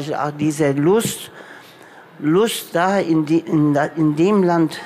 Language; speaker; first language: German; non-native, local second language; Turkish